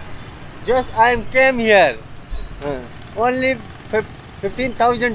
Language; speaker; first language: English; non-native, learner; Hindi